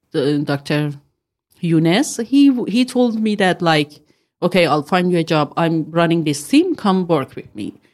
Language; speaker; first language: English; non-native, fluent; Persian